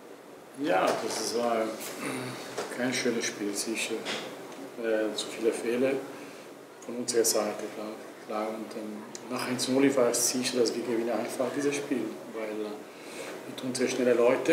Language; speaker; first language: German; non-native, local second language; Italian